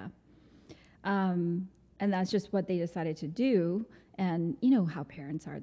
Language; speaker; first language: English; non-native, local second language; Gujarati